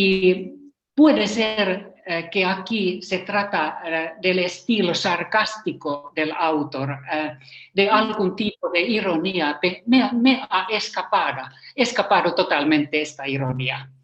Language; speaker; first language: Spanish; non-native, fluent; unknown